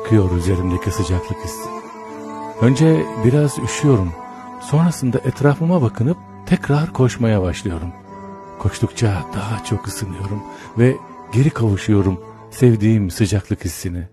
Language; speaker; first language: Turkish; native; Turkish